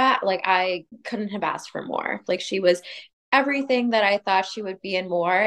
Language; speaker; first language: English; native; English